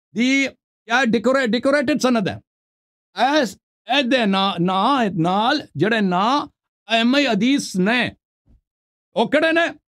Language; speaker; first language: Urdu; non-native, local second language; Punjabi